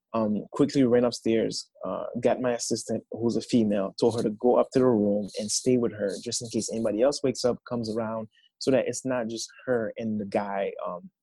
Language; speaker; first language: English; non-native, fluent; Haitian Creole